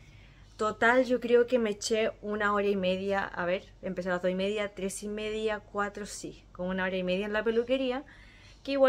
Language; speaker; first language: Spanish; native; Spanish